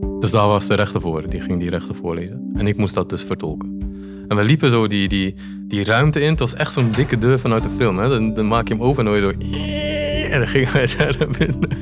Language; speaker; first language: Dutch; early bilingual, other home language; Polish